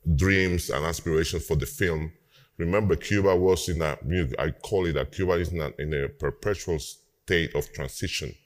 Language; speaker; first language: English; non-native, fluent; Spanish